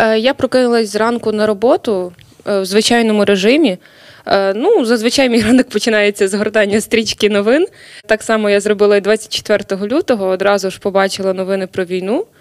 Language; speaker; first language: Ukrainian; native; Ukrainian